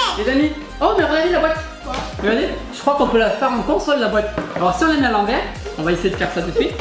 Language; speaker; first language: French; native; French